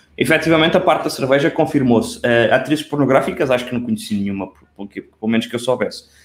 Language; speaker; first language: Portuguese; native; Portuguese